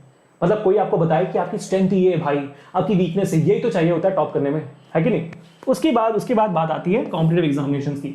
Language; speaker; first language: Hindi; native; Hindi